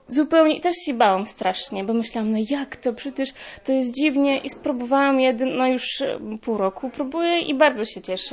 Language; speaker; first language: Polish; non-native, fluent; Ukrainian